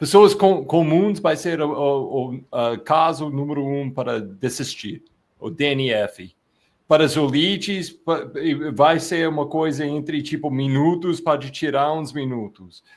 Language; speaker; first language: Portuguese; non-native, fluent; English